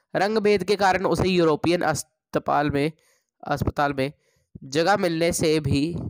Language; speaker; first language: Hindi; non-native, local second language; Punjabi